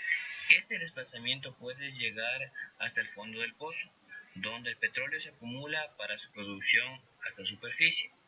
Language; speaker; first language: Spanish; native; Spanish